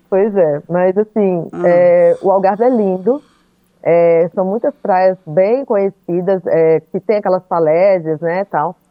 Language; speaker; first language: Portuguese; native; Portuguese